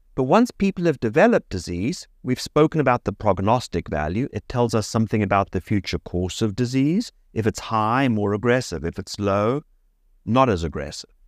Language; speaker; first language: English; native; English